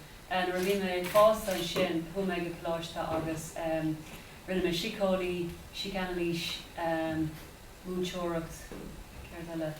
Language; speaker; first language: Irish; non-native, local second language; English